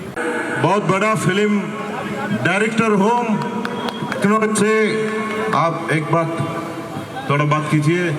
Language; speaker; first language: Hindi; non-native, local second language; Malayalam